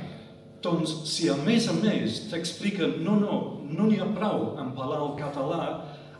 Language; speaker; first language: Catalan; non-native, fluent; English